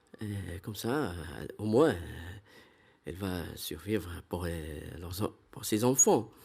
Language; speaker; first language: French; non-native, fluent; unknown